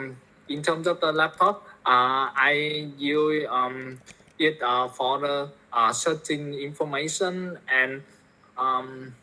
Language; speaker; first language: English; non-native, learner; Vietnamese